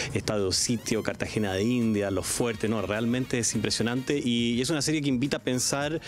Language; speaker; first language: Spanish; native; Spanish